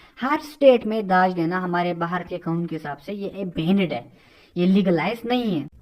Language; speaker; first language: Hindi; non-native, local second language; Kashmiri